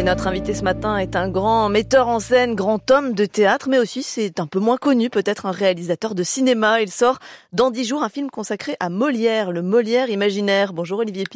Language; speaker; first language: French; native; French